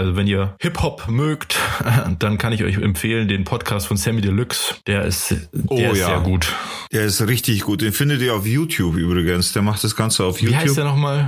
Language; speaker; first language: German; native; German